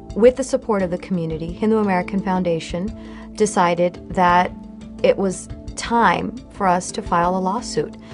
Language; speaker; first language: English; native; English